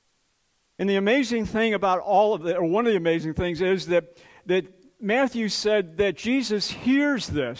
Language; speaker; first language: English; native; English